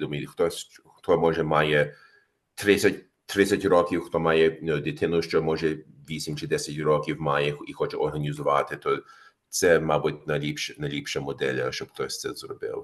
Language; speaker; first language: Ukrainian; early bilingual, heritage; Ukrainian